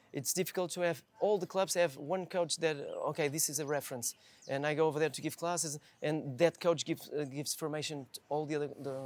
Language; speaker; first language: English; non-native, fluent; Portuguese